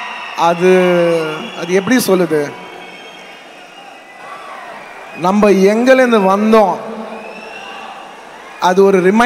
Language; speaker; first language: Tamil; non-native, local second language; Telugu